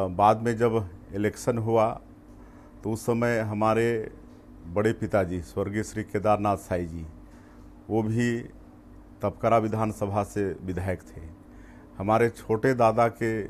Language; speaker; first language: Hindi; native; Hindi